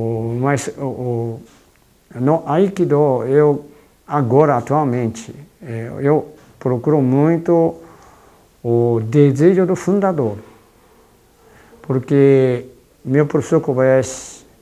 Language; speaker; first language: Portuguese; non-native, fluent; Japanese